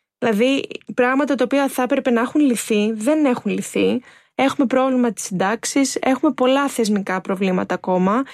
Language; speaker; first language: Greek; early bilingual, other home language; Albanian